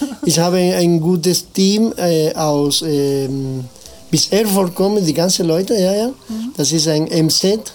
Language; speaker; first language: German; non-native, fluent; Spanish